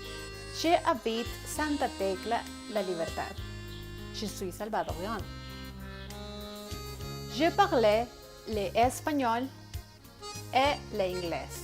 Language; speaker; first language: French; non-native, learner; Spanish